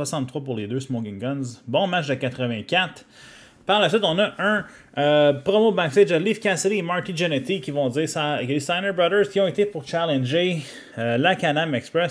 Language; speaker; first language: French; native; French